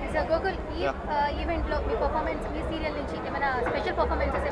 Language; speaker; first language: Telugu; native; Telugu